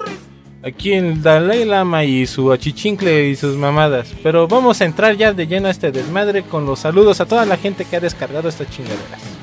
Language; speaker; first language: Spanish; native; Spanish